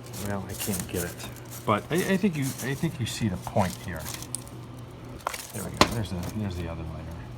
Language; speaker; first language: English; native; English